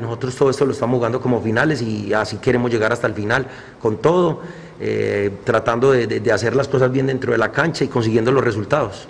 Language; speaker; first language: Spanish; native; Spanish